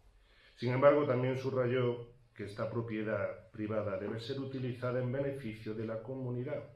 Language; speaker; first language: Spanish; native; Spanish